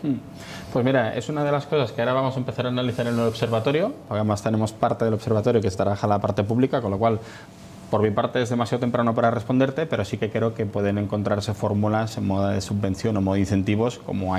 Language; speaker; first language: Spanish; native; Spanish